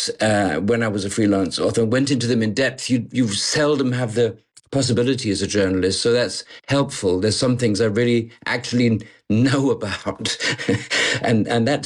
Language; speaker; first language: English; native; English